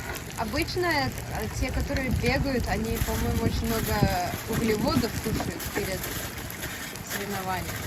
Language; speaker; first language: Russian; early bilingual, heritage; Russian